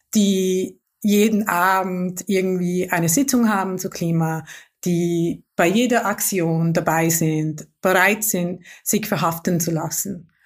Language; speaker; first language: German; non-native, fluent; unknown